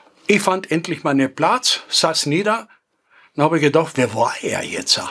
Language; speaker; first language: German; non-native, fluent; Greek